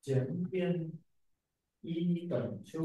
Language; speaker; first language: Chinese; non-native, learner; Vietnamese